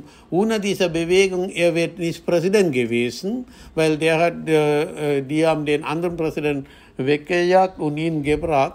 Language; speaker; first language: German; non-native, fluent; Tamil